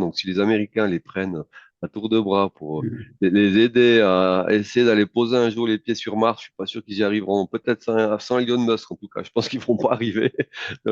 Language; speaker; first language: French; native; French